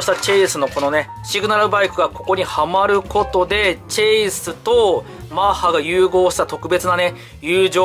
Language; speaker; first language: Japanese; native; Japanese